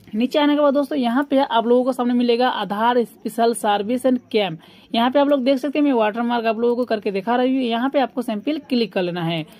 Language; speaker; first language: Hindi; non-native, local second language; Bangla